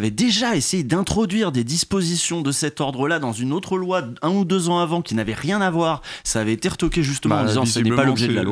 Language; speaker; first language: French; native; French